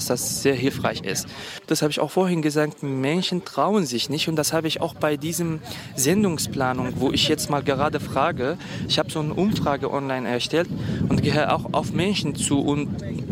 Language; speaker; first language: German; non-native, fluent; Kurdish